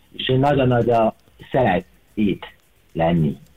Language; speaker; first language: Hungarian; non-native, learner; Chinese